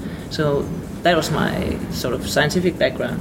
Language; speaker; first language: English; non-native, fluent; Danish